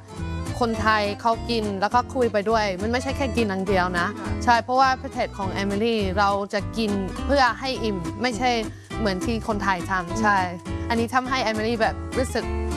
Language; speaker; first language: Thai; non-native, fluent; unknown